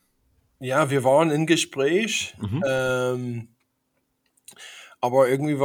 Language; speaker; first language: German; non-native, fluent; English